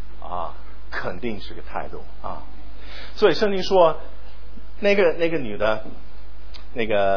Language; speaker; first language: Chinese; non-native, fluent; English